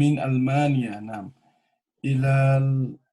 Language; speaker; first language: Arabic; non-native, learner; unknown